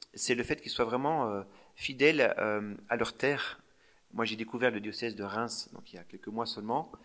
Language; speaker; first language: French; native; French